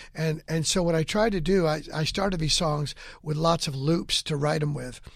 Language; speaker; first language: English; native; English